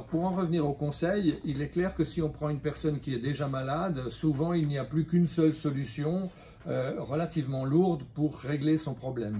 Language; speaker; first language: French; native; French